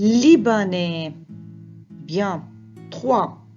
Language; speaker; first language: French; non-native, fluent; Arabic